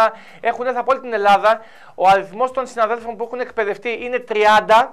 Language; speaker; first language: Greek; native; Greek